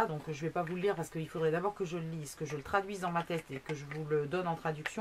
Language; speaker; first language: French; native; French